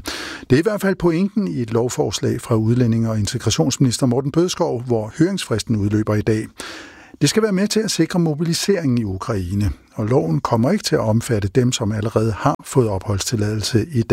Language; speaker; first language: Danish; native; Danish